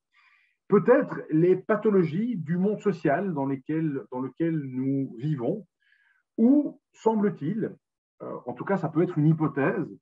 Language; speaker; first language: French; native; French